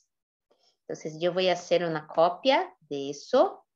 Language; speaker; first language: Spanish; non-native, fluent; Portuguese